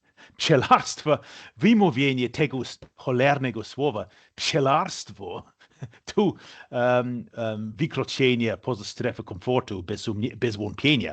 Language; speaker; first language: Polish; non-native, fluent; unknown